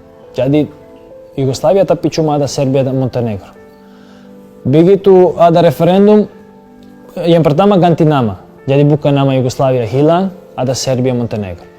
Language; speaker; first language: Indonesian; non-native, fluent; Serbian